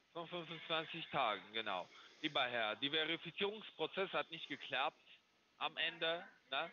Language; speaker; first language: German; non-native, fluent; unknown